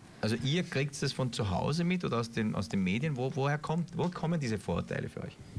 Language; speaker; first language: German; native; German